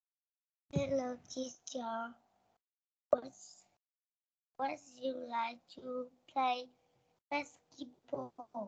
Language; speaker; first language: English; non-native, learner; Vietnamese